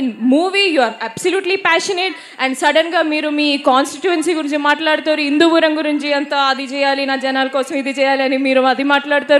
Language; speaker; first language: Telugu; non-native, fluent; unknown